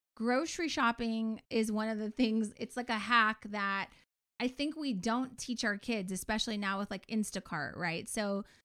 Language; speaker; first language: English; native; English